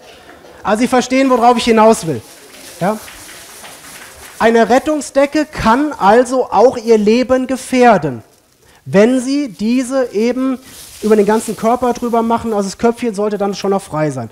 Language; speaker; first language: German; native; German